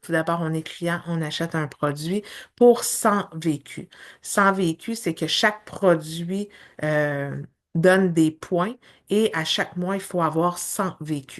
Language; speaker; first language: French; native; French